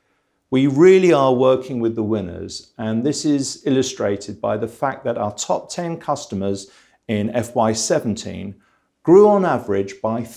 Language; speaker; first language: English; native; English